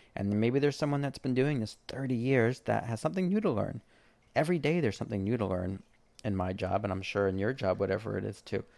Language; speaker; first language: English; native; English